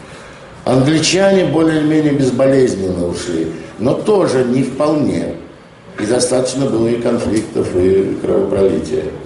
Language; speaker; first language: Russian; native; Russian